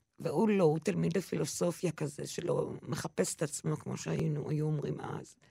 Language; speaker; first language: Hebrew; non-native, local second language; French